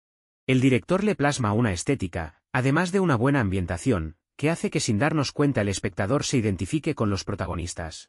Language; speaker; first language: Spanish; native; Spanish